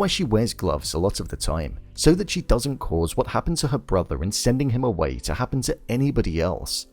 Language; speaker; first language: English; native; English